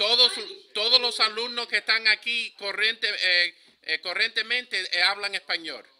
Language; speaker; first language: Spanish; early bilingual, heritage; Spanish